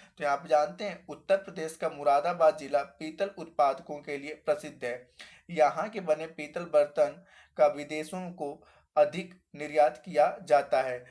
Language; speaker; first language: Hindi; native; Hindi